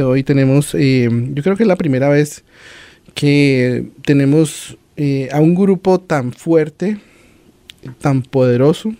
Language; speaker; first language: Spanish; native; Spanish